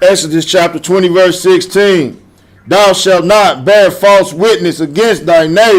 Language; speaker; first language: English; native; English